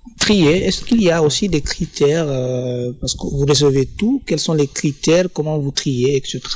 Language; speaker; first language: French; native; French